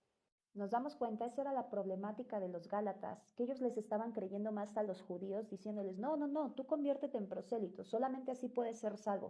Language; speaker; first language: Spanish; native; Spanish